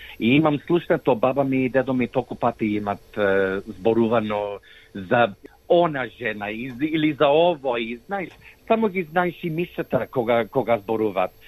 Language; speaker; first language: Macedonian; early bilingual, heritage; Macedonian